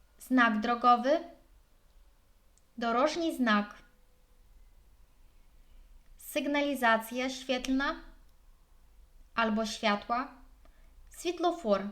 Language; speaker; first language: Polish; non-native, fluent; Ukrainian